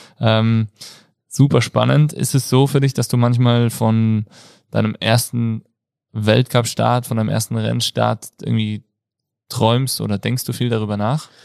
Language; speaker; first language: German; native; German